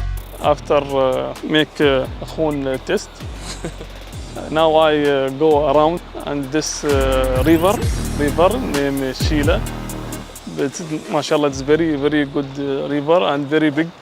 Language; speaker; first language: English; non-native, learner; Arabic